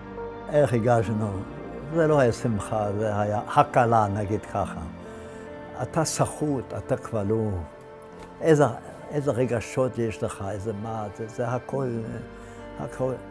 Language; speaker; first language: Hebrew; non-native, fluent; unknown